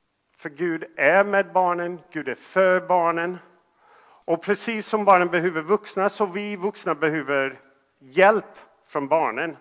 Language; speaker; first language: Swedish; non-native, fluent; English